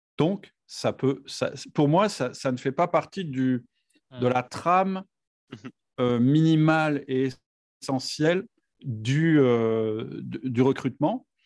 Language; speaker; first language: French; native; French